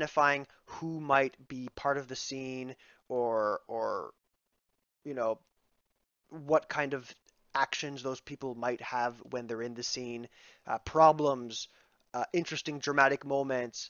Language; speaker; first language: English; native; English